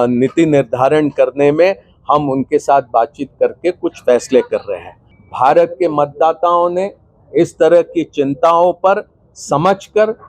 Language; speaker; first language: Hindi; non-native, local second language; Gujarati